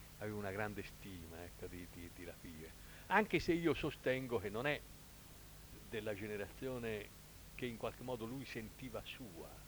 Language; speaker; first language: Italian; native; Italian